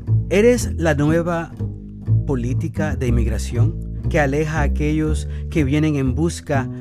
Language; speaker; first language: Spanish; early bilingual, heritage; Spanish